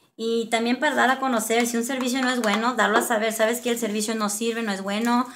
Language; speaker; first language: Spanish; early bilingual, other home language; English